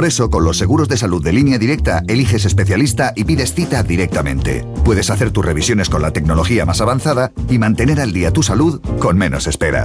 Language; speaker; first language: Spanish; native; Spanish